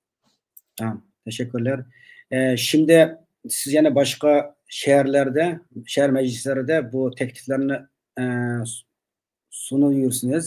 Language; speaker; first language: Turkish; non-native, learner; Uyghur